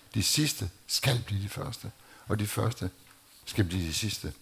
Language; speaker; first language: Danish; native; Danish